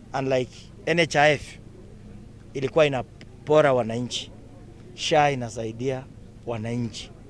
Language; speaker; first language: Swahili; non-native, local second language; Kalenjin